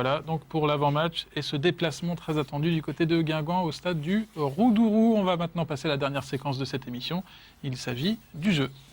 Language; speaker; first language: French; native; French